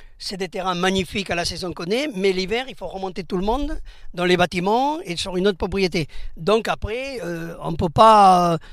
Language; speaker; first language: French; early bilingual, other home language; Spanish